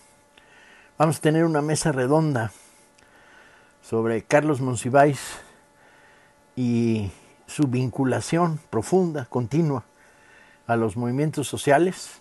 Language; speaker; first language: Spanish; native; Spanish